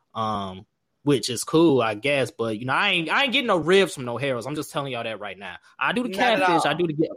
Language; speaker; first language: English; native; English